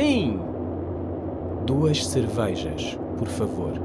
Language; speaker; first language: Portuguese; non-native, learner; English